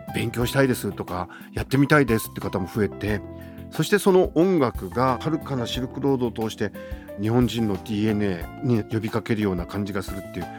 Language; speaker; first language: Japanese; native; Japanese